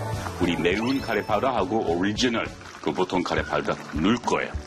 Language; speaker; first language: Korean; non-native, fluent; English